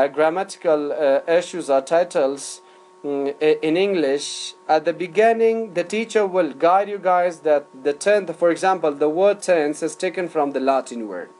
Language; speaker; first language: English; non-native, fluent; Persian